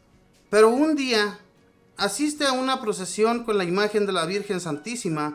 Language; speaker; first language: Spanish; native; Spanish